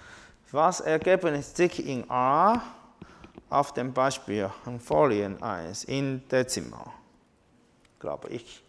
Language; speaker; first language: German; non-native, learner; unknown